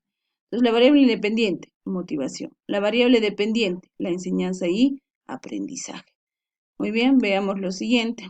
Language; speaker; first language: Spanish; native; Spanish